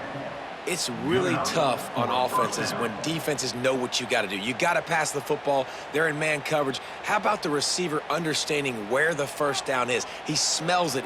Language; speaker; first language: English; native; English